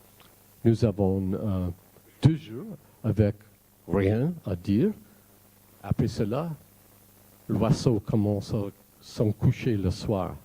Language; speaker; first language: French; non-native, fluent; English